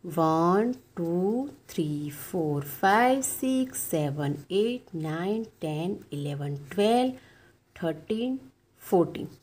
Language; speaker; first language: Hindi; non-native, local second language; Gujarati